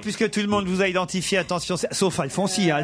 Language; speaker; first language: French; native; French